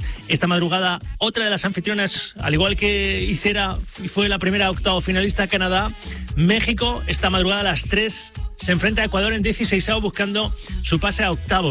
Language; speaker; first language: Spanish; native; Spanish